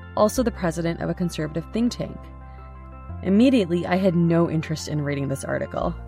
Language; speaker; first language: English; native; English